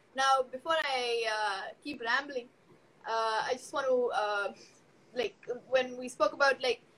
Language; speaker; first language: English; non-native, local second language; Tamil